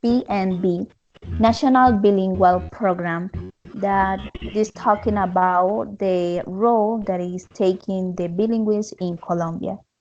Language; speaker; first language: English; non-native, learner; Spanish